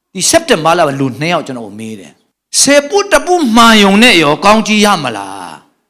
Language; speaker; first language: Burmese; non-native, local second language; Tedim Chin